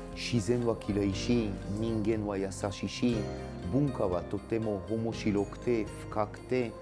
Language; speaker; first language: Japanese; non-native, fluent; Hebrew